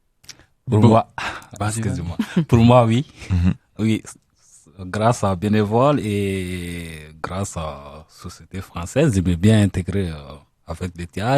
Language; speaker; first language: French; non-native, learner; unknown